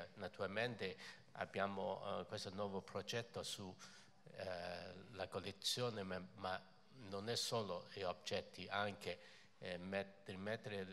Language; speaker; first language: Italian; non-native, fluent; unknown